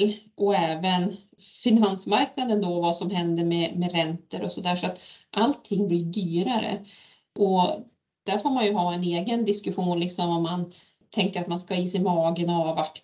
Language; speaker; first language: Swedish; native; Swedish